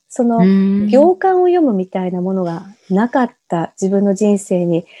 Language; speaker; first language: Japanese; native; Japanese